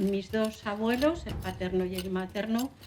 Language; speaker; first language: Spanish; native; Spanish